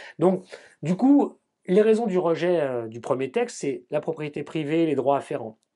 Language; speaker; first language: French; native; French